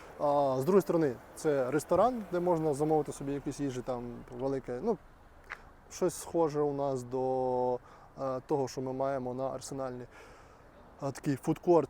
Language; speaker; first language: Ukrainian; native; Ukrainian